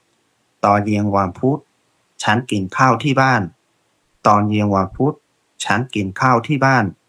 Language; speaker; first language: Thai; non-native, fluent; Burmese